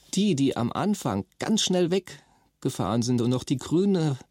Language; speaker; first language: German; native; German